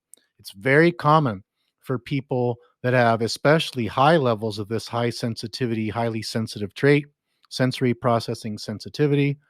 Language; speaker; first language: English; native; English